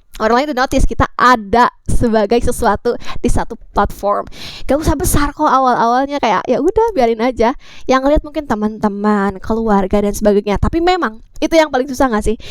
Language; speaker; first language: Indonesian; native; Indonesian